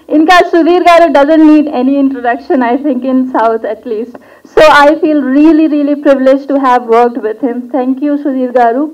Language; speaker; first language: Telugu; non-native, local second language; Hindi